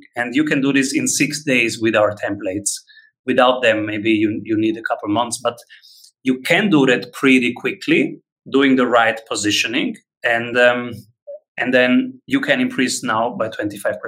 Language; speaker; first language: English; non-native, fluent; Italian